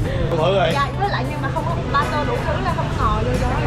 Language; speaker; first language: Korean; non-native, fluent; Vietnamese